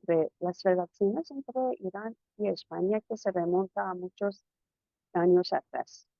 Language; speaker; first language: Spanish; non-native, fluent; Persian